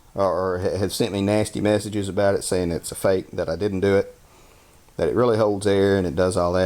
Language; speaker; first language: English; native; English